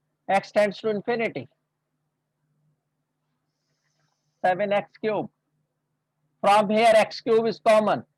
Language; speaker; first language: English; non-native, local second language; Hindi